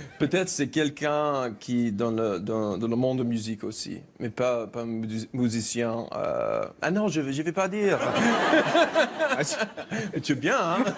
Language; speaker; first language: French; non-native, fluent; English